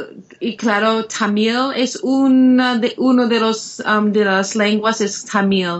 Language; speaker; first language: Spanish; non-native, fluent; English